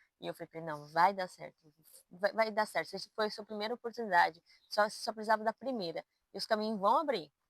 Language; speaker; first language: Portuguese; native; Portuguese